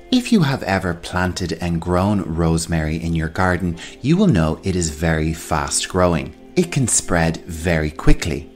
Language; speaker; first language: English; native; English